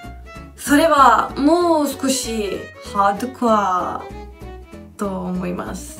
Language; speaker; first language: Japanese; non-native, fluent; Hungarian